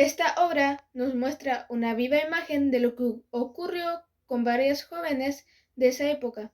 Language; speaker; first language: Spanish; native; Spanish